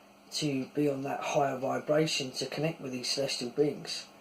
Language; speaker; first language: English; native; English